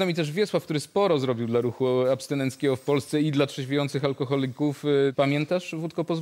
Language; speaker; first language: Polish; native; Polish